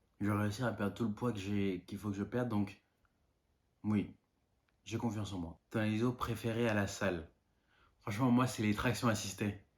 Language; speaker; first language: French; non-native, local second language; Malagasy